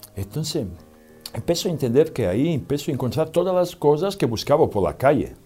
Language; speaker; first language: Spanish; non-native, fluent; Serbian